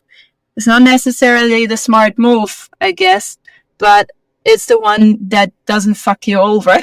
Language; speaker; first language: English; non-native, fluent; German